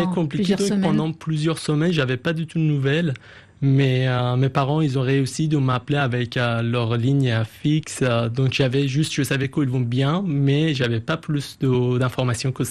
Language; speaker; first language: French; non-native, fluent; Persian